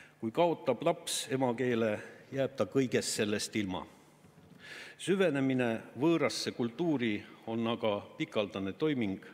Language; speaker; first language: Estonian; non-native, local second language; Russian